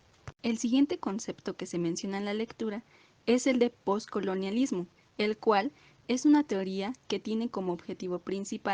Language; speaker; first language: Spanish; native; Spanish